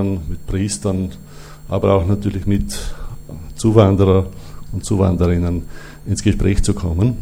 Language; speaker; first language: German; native; German